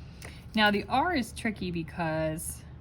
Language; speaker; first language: English; native; English